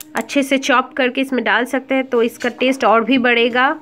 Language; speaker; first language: Hindi; non-native, local second language; Bangla